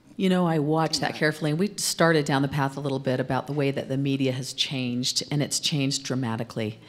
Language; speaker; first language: English; native; English